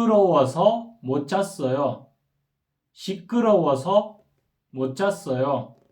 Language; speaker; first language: Korean; non-native, fluent; Kyrgyz